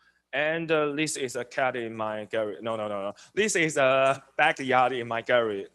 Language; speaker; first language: English; non-native, learner; Chinese